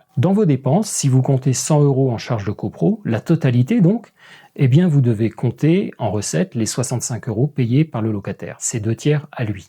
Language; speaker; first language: French; native; French